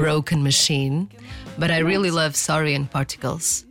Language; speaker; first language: English; non-native, fluent; Portuguese